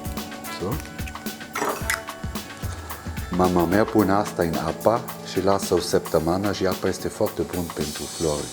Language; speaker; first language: Romanian; non-native, learner; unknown